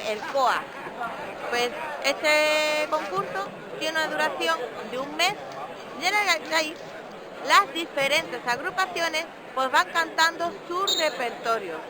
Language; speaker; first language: Spanish; native; Spanish